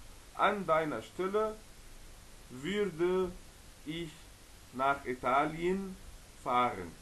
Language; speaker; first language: German; non-native, fluent; Arabic